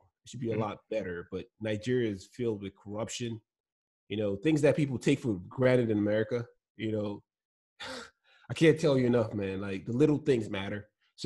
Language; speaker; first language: English; non-native, local second language; Igbo